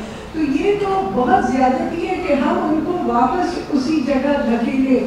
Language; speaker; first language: Urdu; native; Urdu